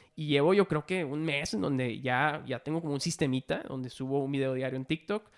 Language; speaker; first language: Spanish; native; Spanish